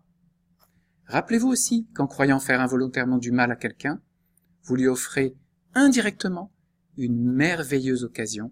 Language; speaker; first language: French; native; French